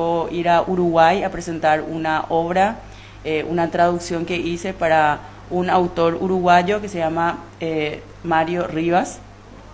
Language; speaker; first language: Spanish; non-native, local second language; Guarani